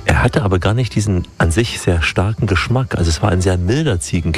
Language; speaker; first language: German; native; German